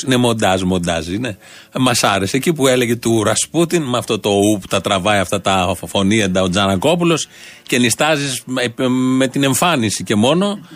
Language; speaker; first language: Greek; native; Greek